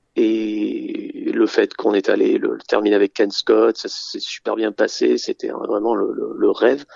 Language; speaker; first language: French; early bilingual, other home language; English